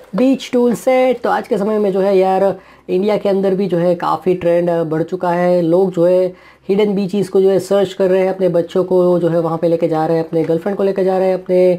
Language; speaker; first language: Hindi; non-native, local second language; Gujarati